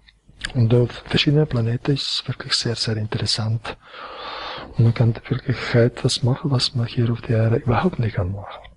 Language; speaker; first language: German; non-native, fluent; Croatian